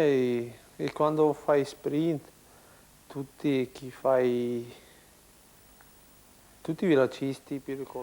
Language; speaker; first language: Italian; non-native, learner; Uzbek